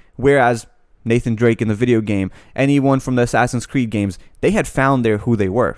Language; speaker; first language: English; native; English